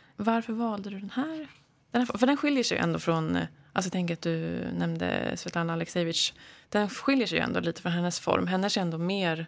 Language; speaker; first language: Swedish; native; Swedish